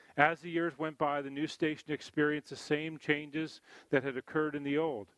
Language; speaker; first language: English; native; English